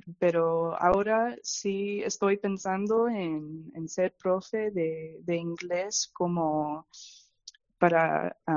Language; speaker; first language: Spanish; non-native, fluent; English